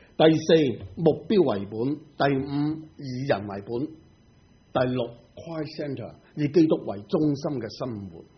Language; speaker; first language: Chinese; non-native, local second language; Cantonese